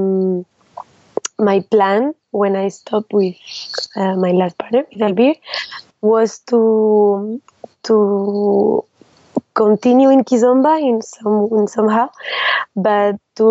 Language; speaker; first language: English; non-native, fluent; Spanish